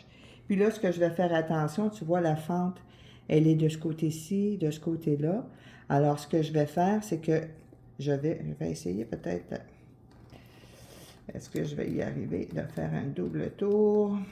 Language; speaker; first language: French; native; French